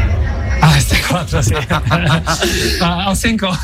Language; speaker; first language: Spanish; non-native, fluent; Polish